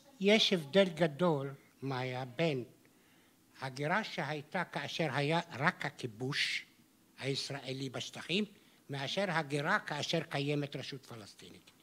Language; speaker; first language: Hebrew; non-native, local second language; Arabic